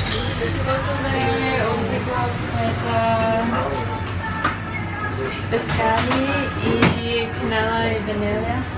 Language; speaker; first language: Italian; non-native, learner; English